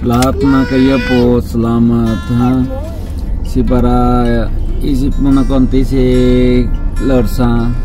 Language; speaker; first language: Filipino; non-native, local second language; Punjabi